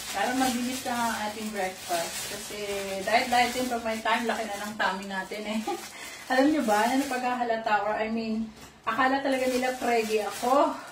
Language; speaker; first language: Filipino; native; Filipino